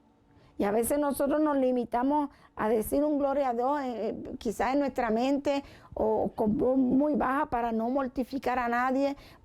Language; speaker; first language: Spanish; native; Spanish